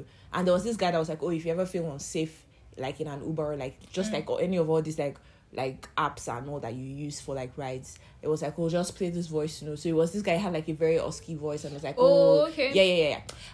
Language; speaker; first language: English; non-native, local second language; Yoruba